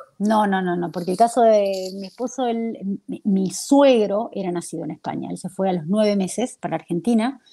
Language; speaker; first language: Spanish; native; Spanish